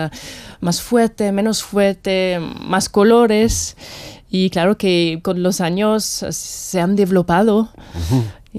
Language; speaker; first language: Spanish; non-native, fluent; German